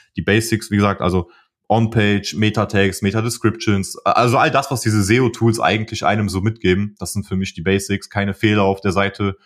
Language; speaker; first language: German; early bilingual, other home language; Polish